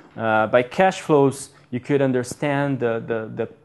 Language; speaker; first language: English; non-native, fluent; Portuguese